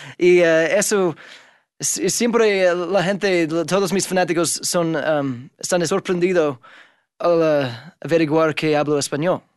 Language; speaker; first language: Spanish; non-native, fluent; English